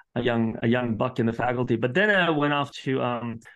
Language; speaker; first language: English; early bilingual, other home language; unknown